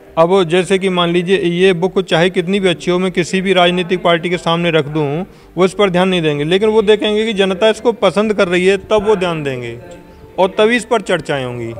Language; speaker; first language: Hindi; native; Hindi